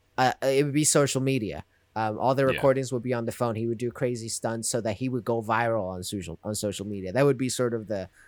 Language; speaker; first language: English; non-native, fluent; Spanish